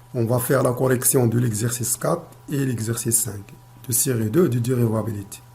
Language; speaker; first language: French; non-native, local second language; Arabic